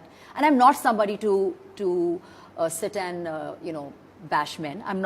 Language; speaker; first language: English; non-native, local second language; Hindi